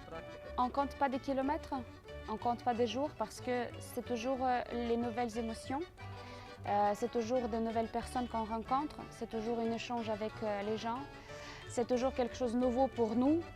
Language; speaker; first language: French; non-native, local second language; Ukrainian